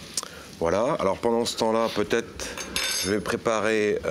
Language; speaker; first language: French; native; French